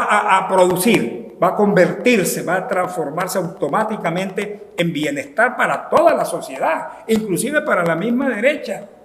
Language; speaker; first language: Spanish; native; Spanish